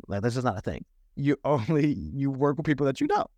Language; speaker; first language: English; native; English